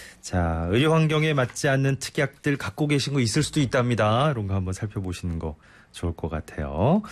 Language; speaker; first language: Korean; native; Korean